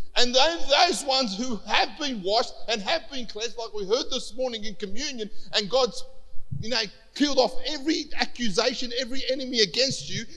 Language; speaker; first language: English; early bilingual, other home language; Greek